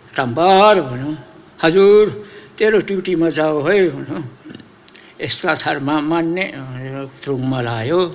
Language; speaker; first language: Nepali; non-native, local second language; Limbu